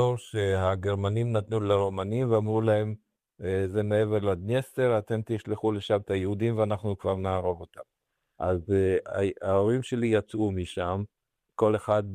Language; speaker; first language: Hebrew; non-native, fluent; Romanian